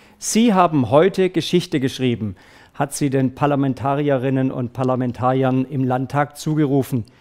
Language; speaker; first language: German; native; German